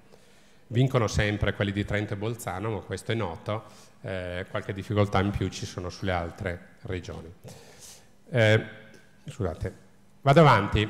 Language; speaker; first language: Italian; native; Italian